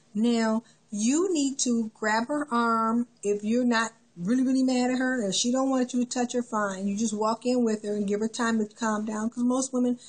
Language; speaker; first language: English; native; English